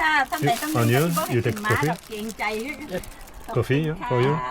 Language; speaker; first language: English; non-native, learner; French